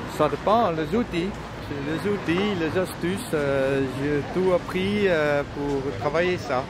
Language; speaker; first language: French; non-native, learner; Dutch